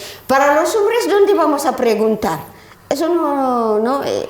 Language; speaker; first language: Spanish; non-native, learner; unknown